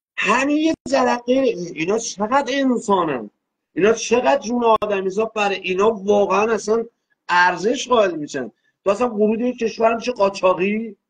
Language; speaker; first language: Persian; non-native, local second language; Azerbaijani